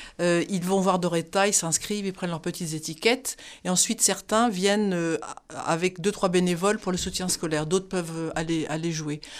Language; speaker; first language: French; native; French